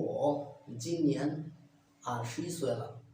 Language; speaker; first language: Chinese; non-native, learner; Bangla